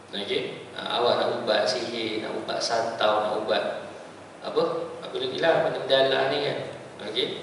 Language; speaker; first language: Malay; native; Malay